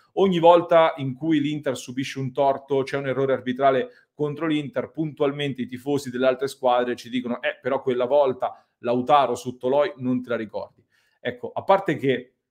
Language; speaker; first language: Italian; native; Italian